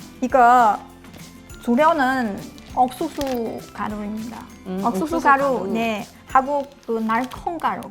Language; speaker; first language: Korean; non-native, learner; Chinese